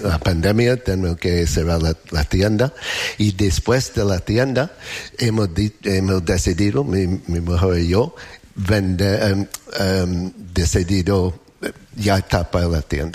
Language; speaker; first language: Spanish; non-native, learner; English